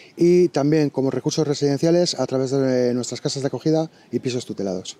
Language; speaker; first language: Spanish; native; Spanish